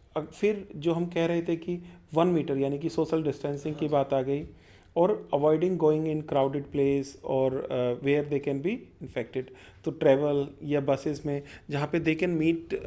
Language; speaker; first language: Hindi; non-native, local second language; Punjabi